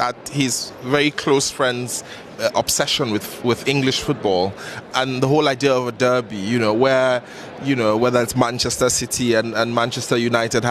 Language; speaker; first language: English; non-native, local second language; Hausa